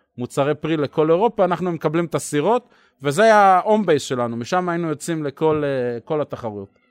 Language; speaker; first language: Hebrew; native; Hebrew